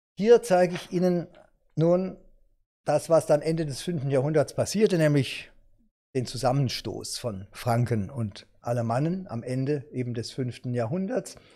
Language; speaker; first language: German; native; German